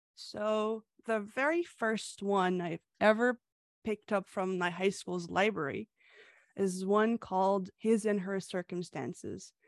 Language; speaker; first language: English; early bilingual, other home language; Hungarian